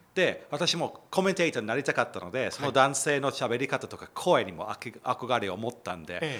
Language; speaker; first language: Japanese; non-native, fluent; English